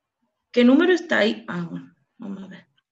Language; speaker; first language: Spanish; native; Spanish